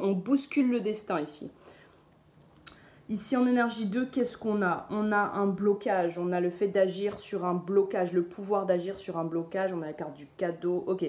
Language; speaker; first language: French; native; French